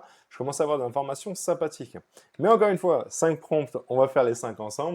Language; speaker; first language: French; native; French